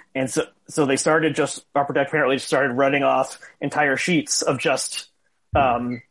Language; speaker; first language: English; native; English